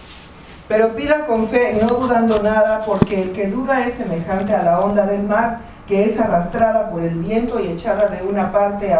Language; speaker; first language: Spanish; native; Spanish